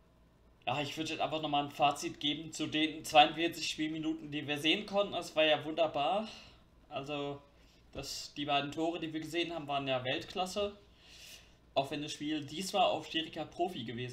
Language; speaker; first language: German; native; German